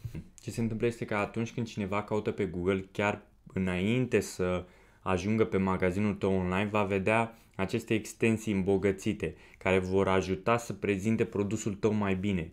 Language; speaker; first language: Romanian; native; Romanian